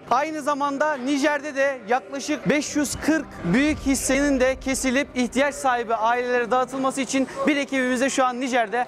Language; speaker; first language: Turkish; native; Turkish